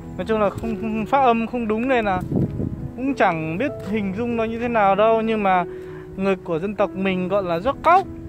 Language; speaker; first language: Vietnamese; non-native, local second language; Hmong